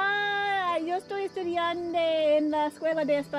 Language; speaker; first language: Spanish; non-native, learner; English